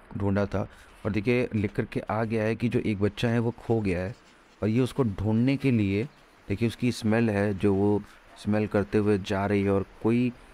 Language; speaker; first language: Hindi; native; Hindi